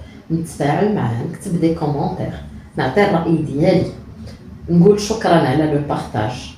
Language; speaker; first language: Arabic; native; Arabic